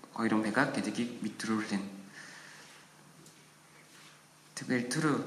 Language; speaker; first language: Mongolian; non-native, learner; Korean